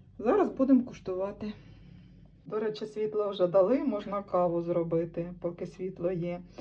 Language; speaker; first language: Ukrainian; native; Ukrainian